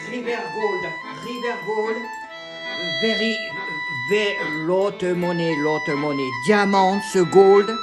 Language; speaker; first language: English; non-native, learner; French